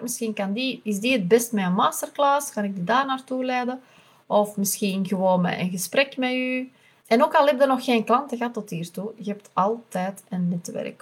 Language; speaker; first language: Dutch; native; Dutch